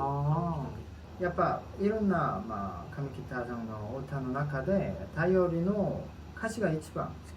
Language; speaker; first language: Japanese; non-native, learner; Korean